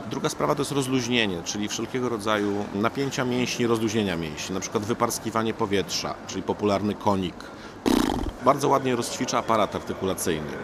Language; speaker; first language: Polish; native; Polish